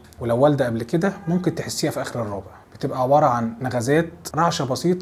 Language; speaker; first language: Arabic; native; Arabic